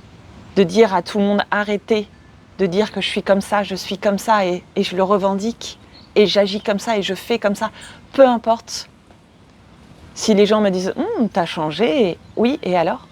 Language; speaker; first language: French; native; French